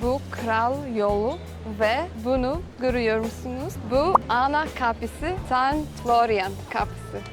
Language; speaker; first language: Turkish; non-native, learner; Polish